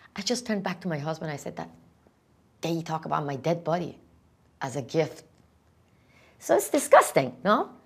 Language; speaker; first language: English; non-native, fluent; Persian